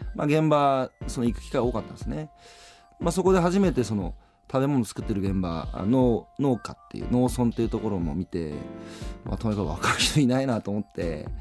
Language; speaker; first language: Japanese; native; Japanese